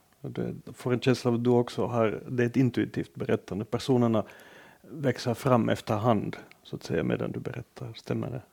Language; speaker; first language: Swedish; native; Swedish